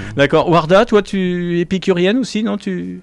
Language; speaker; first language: French; native; French